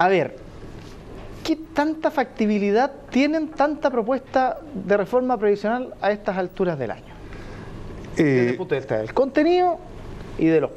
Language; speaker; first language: Spanish; native; Spanish